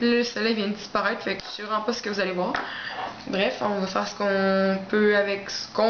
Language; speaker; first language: French; native; French